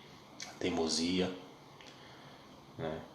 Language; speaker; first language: Portuguese; native; Portuguese